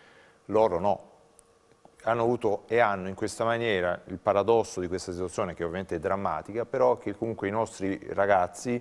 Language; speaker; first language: Italian; native; Italian